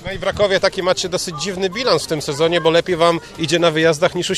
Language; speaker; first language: Polish; native; Polish